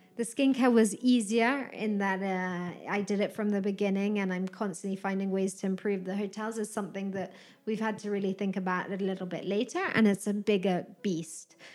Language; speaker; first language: English; native; English